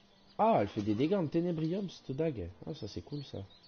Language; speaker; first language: French; native; French